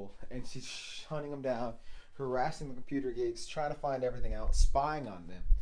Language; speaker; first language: English; native; English